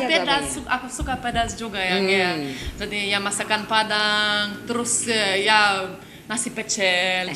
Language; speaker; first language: Indonesian; non-native, learner; Lithuanian